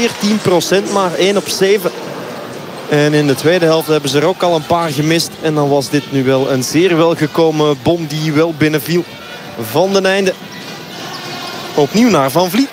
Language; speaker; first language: Dutch; native; Dutch